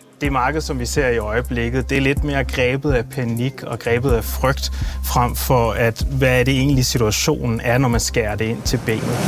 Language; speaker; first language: Danish; native; Danish